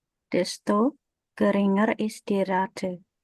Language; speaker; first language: German; non-native, learner; Indonesian